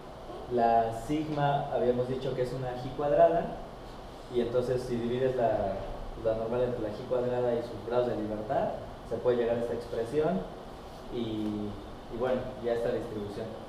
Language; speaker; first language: Spanish; native; Spanish